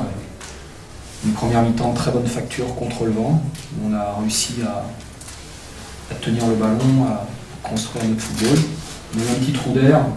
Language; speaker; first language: French; native; French